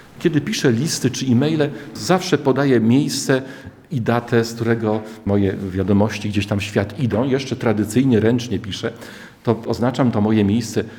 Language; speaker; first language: Polish; native; Polish